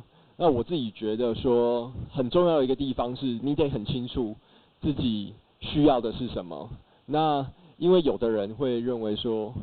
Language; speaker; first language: Chinese; native; Chinese